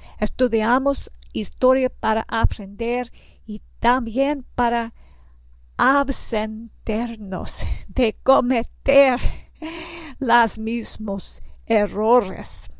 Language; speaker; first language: Spanish; non-native, learner; English